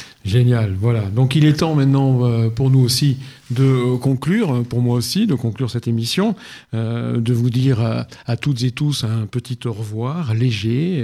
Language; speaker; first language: French; native; French